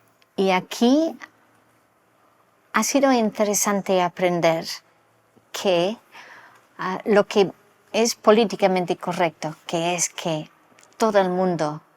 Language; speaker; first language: Spanish; non-native, local second language; English